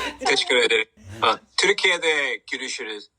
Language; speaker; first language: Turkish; non-native, learner; Korean